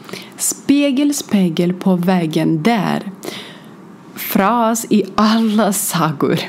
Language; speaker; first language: Swedish; non-native, fluent; Ukrainian